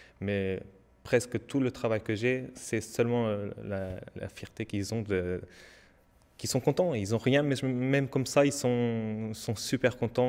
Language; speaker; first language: French; non-native, learner; Portuguese